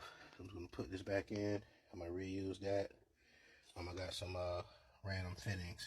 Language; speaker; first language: English; native; English